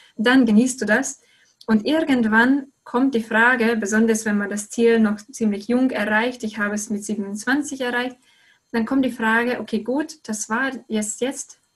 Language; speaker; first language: German; non-native, fluent; Hungarian